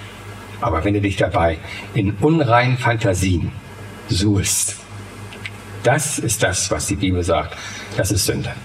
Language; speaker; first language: German; native; German